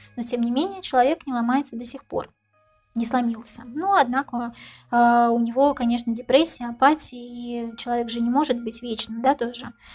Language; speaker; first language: Russian; native; Russian